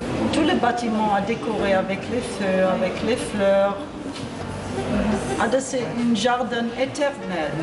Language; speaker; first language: French; non-native, learner; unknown